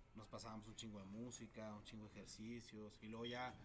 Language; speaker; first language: Spanish; native; Spanish